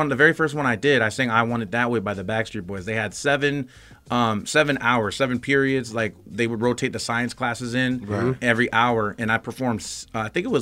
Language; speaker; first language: English; native; English